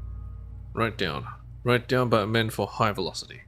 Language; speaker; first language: English; native; English